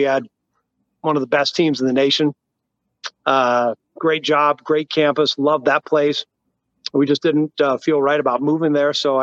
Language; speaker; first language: English; native; English